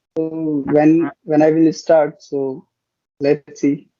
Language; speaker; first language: English; non-native, learner; Hindi